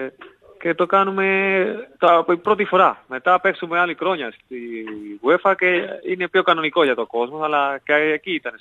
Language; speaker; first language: Greek; non-native, learner; Spanish